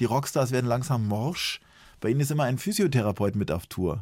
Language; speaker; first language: German; native; German